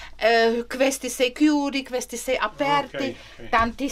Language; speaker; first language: Italian; non-native, learner; Czech